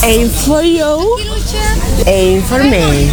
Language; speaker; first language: Dutch; non-native, learner; English